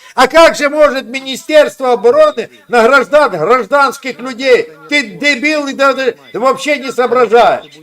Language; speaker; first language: Russian; non-native, local second language; Ukrainian